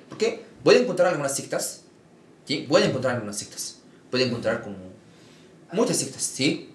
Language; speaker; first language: Spanish; non-native, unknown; Arabic